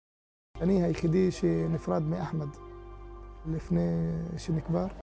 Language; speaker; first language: Hebrew; non-native, local second language; Arabic